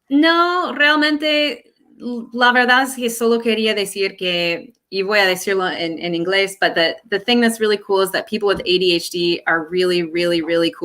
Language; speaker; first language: Spanish; non-native, fluent; English